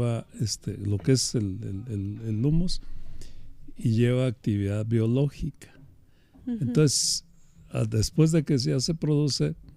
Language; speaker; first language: Spanish; native; Spanish